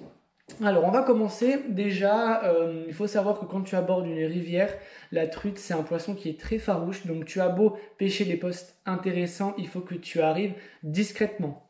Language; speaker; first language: French; native; French